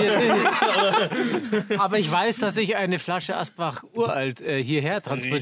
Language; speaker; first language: German; native; German